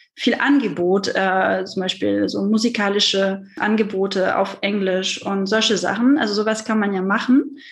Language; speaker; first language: German; non-native, fluent; French